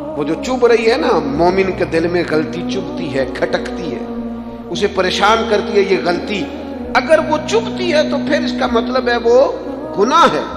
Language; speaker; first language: Urdu; non-native, local second language; Punjabi